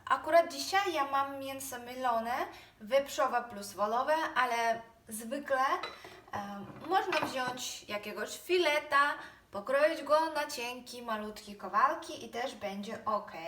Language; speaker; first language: Polish; non-native, fluent; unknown